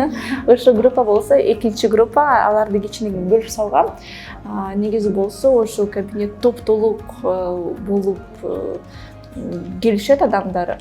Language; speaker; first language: Kyrgyz; non-native, fluent; Russian